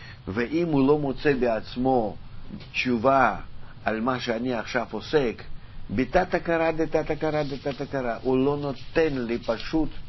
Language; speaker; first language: Hebrew; non-native, fluent; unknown